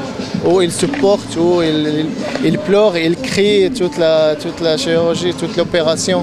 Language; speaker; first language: French; non-native, fluent; Arabic